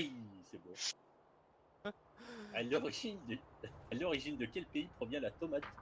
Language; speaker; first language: French; native; French